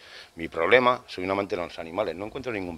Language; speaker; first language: Spanish; native; Spanish